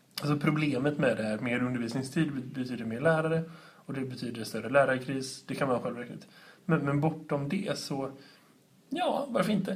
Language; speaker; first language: Swedish; native; Swedish